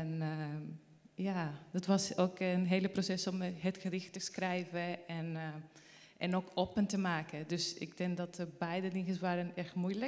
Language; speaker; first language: Dutch; non-native, learner; Spanish